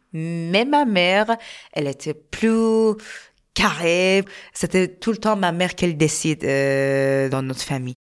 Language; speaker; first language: French; non-native, learner; Persian